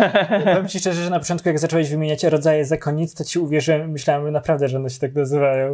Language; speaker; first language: Polish; native; Polish